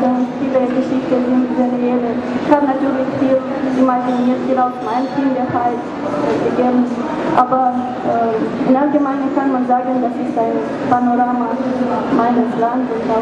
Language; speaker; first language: German; non-native, learner; Romanian